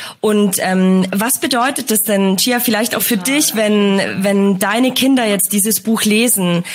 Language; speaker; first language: German; early bilingual, other home language; Polish